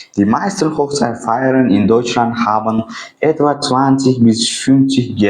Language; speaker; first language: German; non-native, fluent; Uzbek